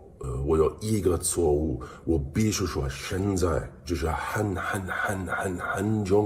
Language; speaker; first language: Chinese; non-native, learner; English